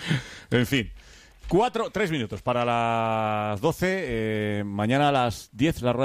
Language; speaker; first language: Spanish; native; Spanish